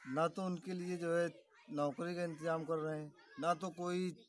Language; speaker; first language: Hindi; native; Hindi